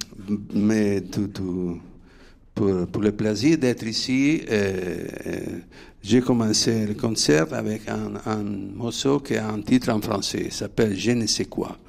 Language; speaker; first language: French; non-native, learner; Italian